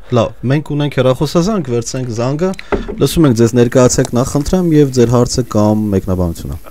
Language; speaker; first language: Armenian; native; Armenian